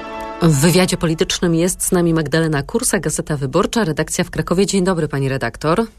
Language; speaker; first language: Polish; native; Polish